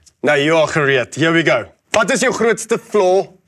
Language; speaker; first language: English; non-native, local second language; Afrikaans